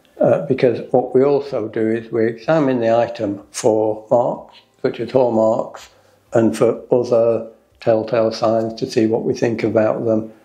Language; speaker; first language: English; native; English